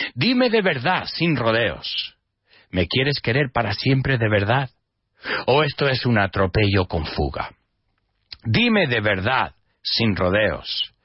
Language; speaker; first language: Spanish; non-native, fluent; English